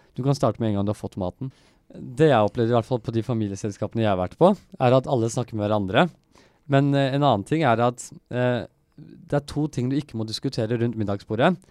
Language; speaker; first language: Norwegian; early bilingual, other home language; Turkish